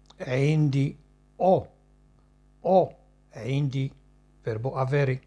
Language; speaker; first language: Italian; non-native, fluent; Arabic